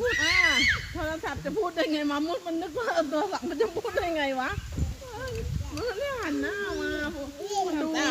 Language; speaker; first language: Thai; native; Thai